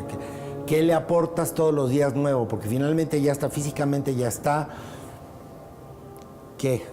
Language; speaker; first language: Spanish; native; Spanish